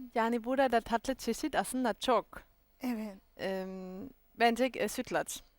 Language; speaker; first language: Turkish; non-native, fluent; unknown